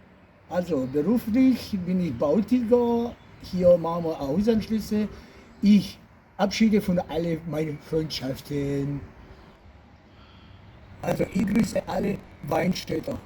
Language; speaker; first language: German; non-native, learner; Albanian